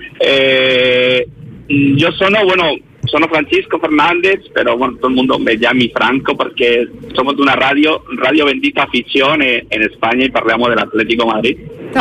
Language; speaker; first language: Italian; non-native, learner; Spanish